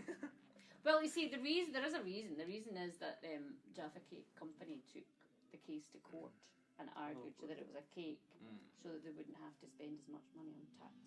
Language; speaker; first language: English; native; English